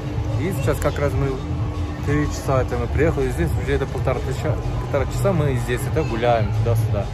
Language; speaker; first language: Russian; non-native, learner; Turkish